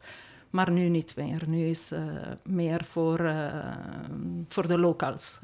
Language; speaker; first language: Dutch; non-native, fluent; Italian